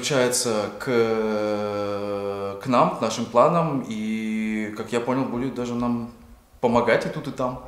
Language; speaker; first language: Russian; native; Russian